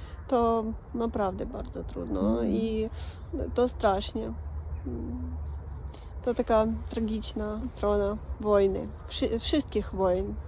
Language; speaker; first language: Polish; non-native, fluent; Russian